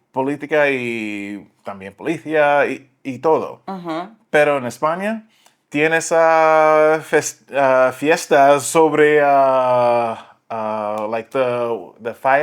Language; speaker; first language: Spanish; non-native, learner; English